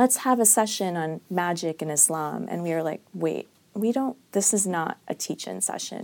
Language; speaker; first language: English; non-native, local second language; Urdu